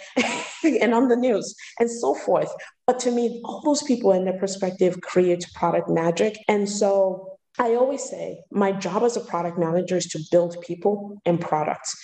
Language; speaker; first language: English; early bilingual, other home language; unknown